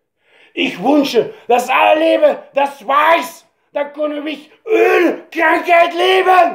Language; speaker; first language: German; non-native, learner; Dutch